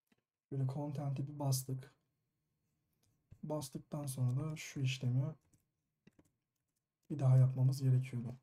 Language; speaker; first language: Turkish; native; Turkish